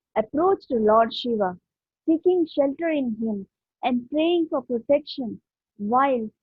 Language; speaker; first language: English; non-native, local second language; Hindi